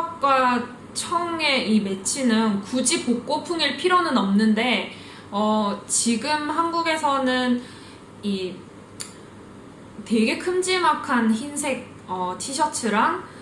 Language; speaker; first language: Korean; early bilingual, heritage; Korean